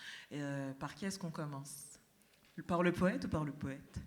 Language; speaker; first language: French; non-native, local second language; Haitian Creole